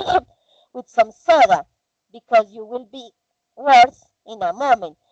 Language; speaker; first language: English; non-native, learner; Spanish